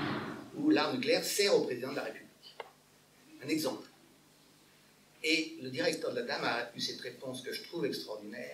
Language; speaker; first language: French; native; French